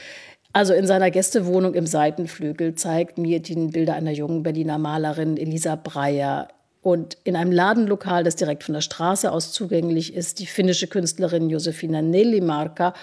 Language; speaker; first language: German; native; German